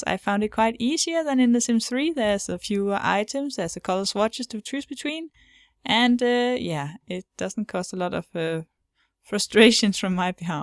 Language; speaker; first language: English; non-native, fluent; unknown